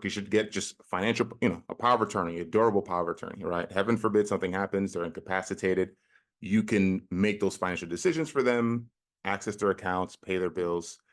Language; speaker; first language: English; native; English